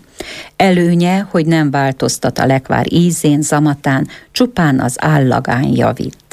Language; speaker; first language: Hungarian; native; Hungarian